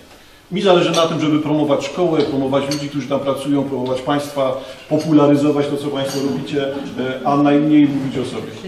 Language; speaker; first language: Polish; native; Polish